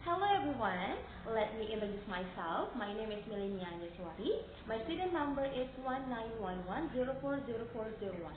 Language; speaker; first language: English; non-native, learner; Indonesian